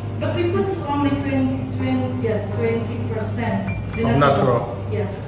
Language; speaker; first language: English; non-native, learner; Indonesian